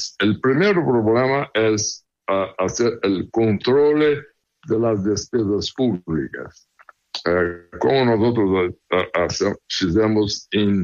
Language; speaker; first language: Spanish; non-native, learner; Portuguese